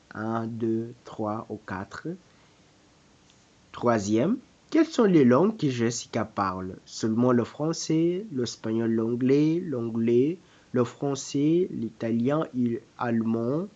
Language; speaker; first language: French; non-native, fluent; Portuguese